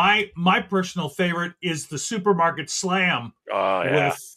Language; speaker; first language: English; native; English